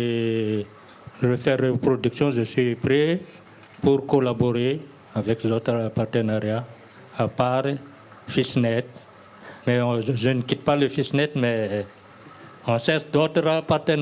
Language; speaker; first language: French; non-native, local second language; Malagasy